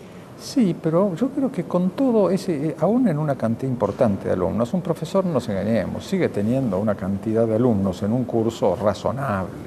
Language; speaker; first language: Spanish; native; Spanish